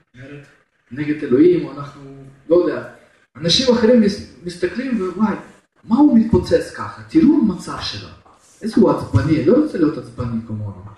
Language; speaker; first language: Hebrew; non-native, fluent; Russian